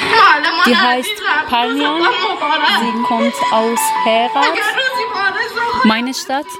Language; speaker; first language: German; non-native, learner; Persian